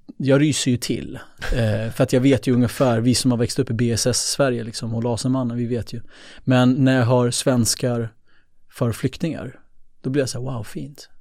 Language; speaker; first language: Swedish; early bilingual, other home language; Kurdish